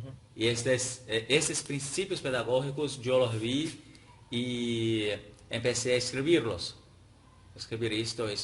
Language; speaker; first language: Spanish; non-native, fluent; Portuguese